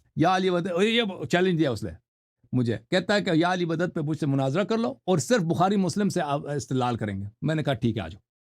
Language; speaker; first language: Urdu; non-native, fluent; Persian